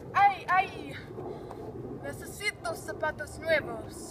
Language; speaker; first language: Spanish; non-native, learner; English